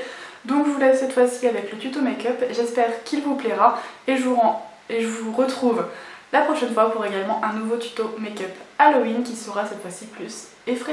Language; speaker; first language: French; native; French